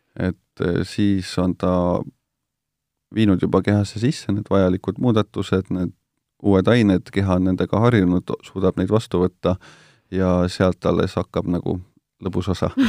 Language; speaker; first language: Estonian; native; Estonian